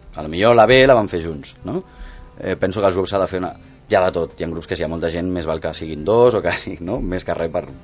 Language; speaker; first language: Catalan; non-native, local second language; Spanish